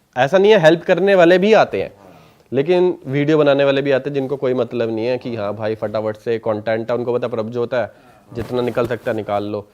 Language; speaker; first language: Hindi; non-native, local second language; Punjabi